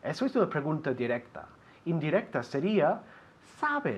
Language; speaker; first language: Spanish; non-native, fluent; English